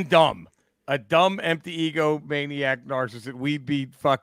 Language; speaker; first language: English; native; English